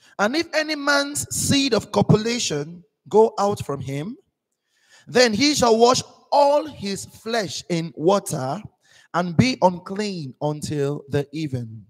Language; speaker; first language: English; non-native, local second language; Igbo